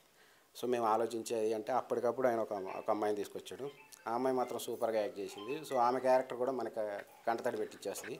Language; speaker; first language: Telugu; native; Telugu